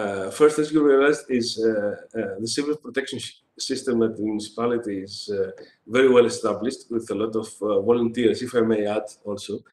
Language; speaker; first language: English; non-native, fluent; Greek